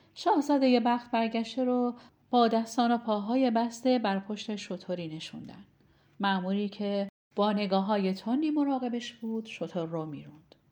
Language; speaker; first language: Persian; native; Persian